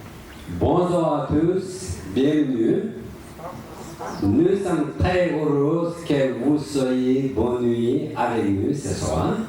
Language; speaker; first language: French; non-native, learner; Tibetan